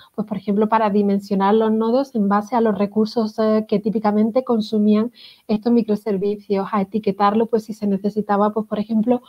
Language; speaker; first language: Spanish; native; Spanish